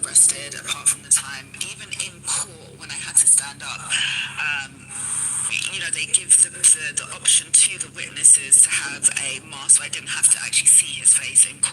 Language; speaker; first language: English; native; English